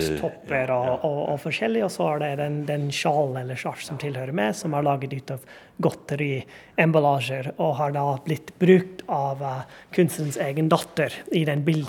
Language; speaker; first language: Norwegian; non-native, fluent; English